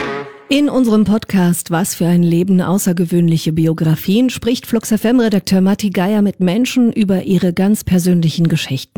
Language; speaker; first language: German; native; German